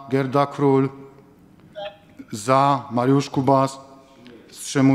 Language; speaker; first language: Polish; native; Polish